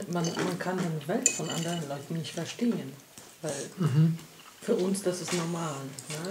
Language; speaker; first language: German; non-native, fluent; Polish